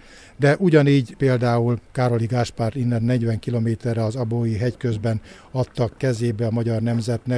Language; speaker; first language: Hungarian; native; Hungarian